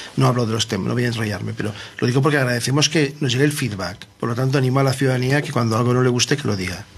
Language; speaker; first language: Spanish; non-native, local second language; Catalan